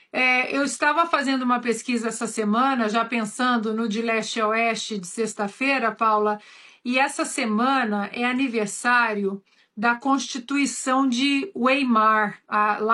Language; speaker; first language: Portuguese; native; Portuguese